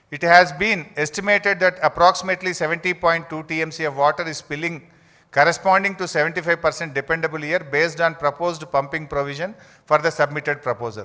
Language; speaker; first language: English; non-native, local second language; Telugu